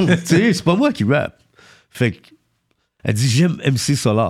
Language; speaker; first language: French; early bilingual, heritage; French